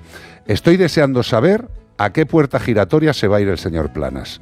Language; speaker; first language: Spanish; native; Spanish